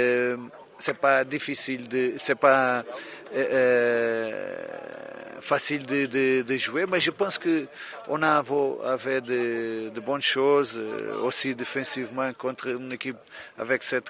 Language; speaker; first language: French; non-native, fluent; Portuguese